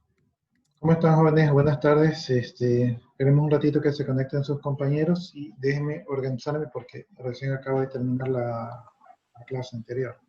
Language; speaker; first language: Spanish; native; Spanish